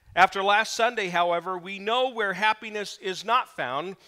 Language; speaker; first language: English; native; English